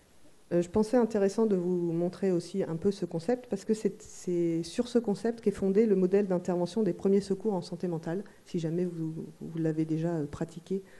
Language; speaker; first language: French; native; French